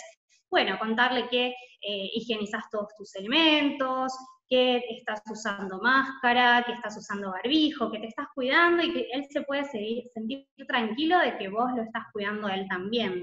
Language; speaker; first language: Spanish; native; Spanish